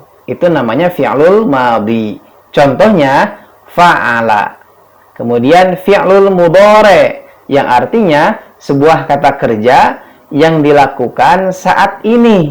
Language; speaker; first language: Indonesian; native; Indonesian